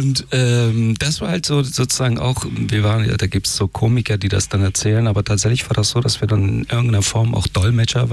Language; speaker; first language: German; early bilingual, other home language; Persian